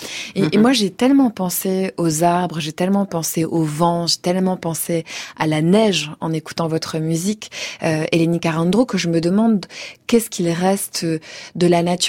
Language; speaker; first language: French; native; French